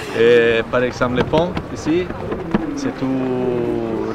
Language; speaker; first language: French; non-native, learner; Italian